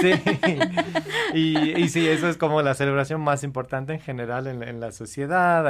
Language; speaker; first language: Spanish; non-native, fluent; English